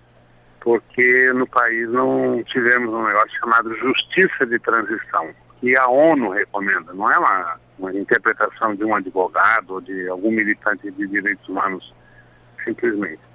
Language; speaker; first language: Portuguese; native; Portuguese